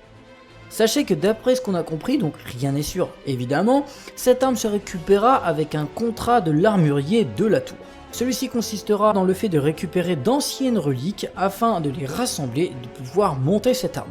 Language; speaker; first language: French; native; French